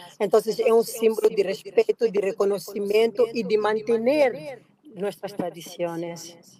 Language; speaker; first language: Spanish; non-native, fluent; Portuguese